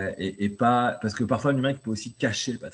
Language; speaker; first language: French; native; French